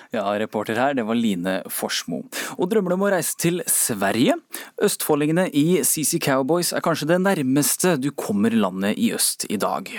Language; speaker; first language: Norwegian; native; Norwegian